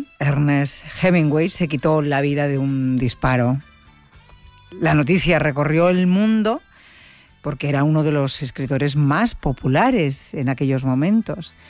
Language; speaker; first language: Spanish; native; Spanish